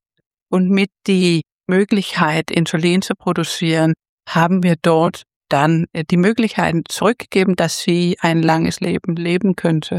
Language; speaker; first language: German; non-native, fluent; Danish